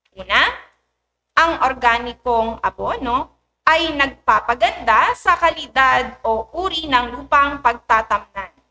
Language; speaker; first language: Filipino; native; Filipino